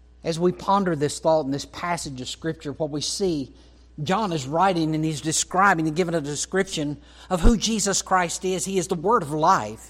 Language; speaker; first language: English; native; English